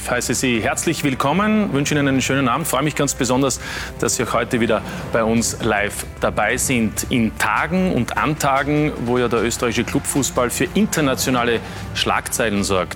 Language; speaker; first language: German; native; German